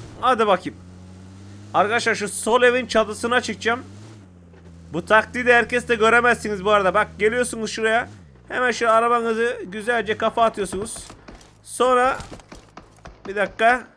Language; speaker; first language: Turkish; native; Turkish